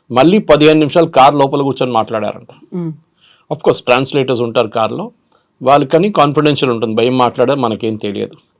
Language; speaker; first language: Telugu; non-native, local second language; Malayalam